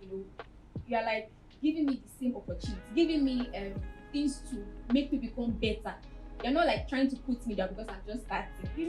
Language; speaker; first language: English; non-native, local second language; Yoruba